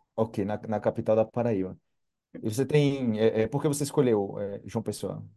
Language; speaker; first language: Portuguese; native; Portuguese